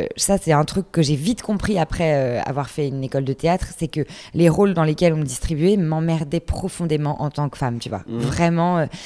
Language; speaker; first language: French; native; French